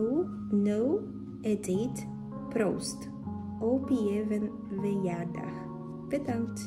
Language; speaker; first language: Dutch; non-native, learner; Portuguese